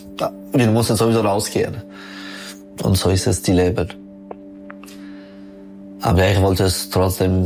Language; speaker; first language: German; non-native, learner; French